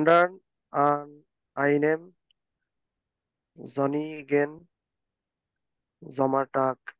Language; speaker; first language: German; non-native, learner; Bangla